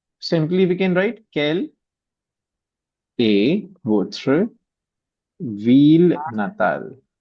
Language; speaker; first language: French; non-native, fluent; Hindi